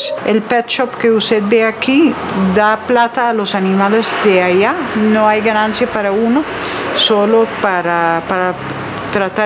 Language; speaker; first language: Spanish; non-native, fluent; Dutch